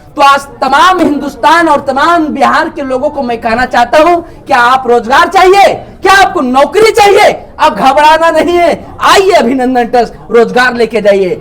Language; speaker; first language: Hindi; native; Hindi